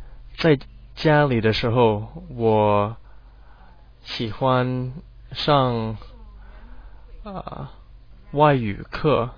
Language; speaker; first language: Chinese; non-native, learner; English